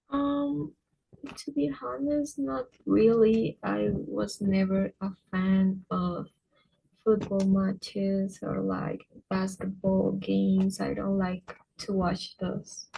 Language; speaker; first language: English; non-native, fluent; Spanish